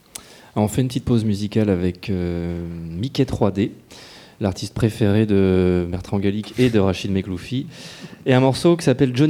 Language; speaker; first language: French; native; French